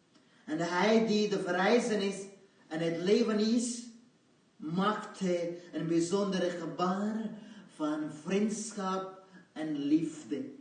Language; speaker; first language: Dutch; non-native, fluent; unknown